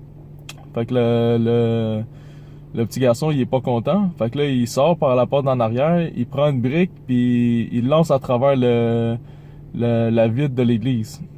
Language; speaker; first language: French; native; French